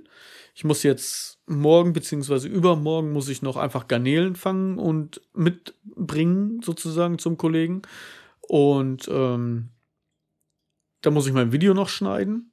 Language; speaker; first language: German; native; German